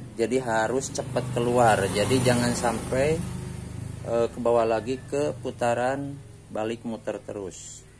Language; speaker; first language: Indonesian; non-native, local second language; Sundanese